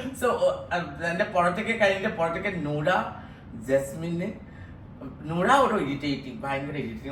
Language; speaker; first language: Malayalam; non-native, local second language; Assamese